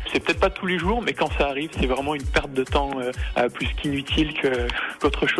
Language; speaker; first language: French; native; French